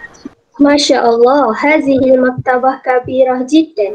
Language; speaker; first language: Arabic; non-native, learner; Malay